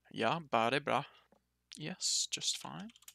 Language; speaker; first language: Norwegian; non-native, learner; English